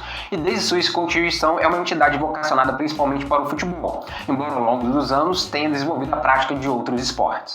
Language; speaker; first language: Portuguese; native; Portuguese